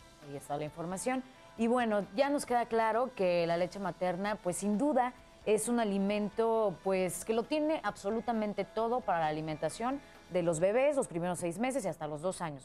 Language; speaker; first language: Spanish; native; Spanish